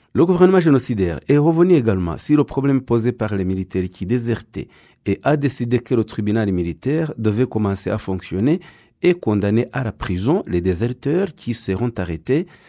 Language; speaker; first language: French; non-native, local second language; Kinyarwanda